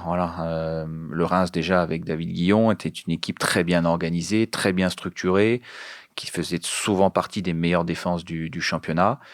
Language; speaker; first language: French; native; French